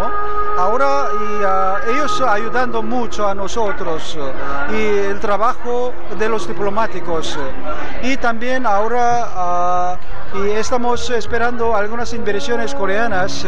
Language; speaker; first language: Spanish; non-native, fluent; Korean